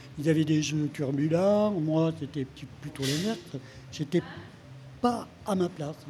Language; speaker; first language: French; native; French